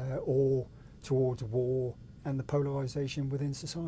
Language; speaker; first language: English; native; English